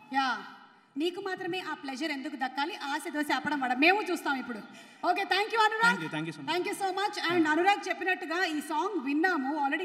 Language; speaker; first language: Telugu; native; Telugu